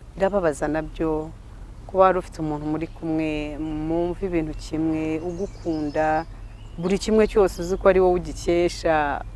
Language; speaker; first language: Kinyarwanda; early bilingual, heritage; Kinyarwanda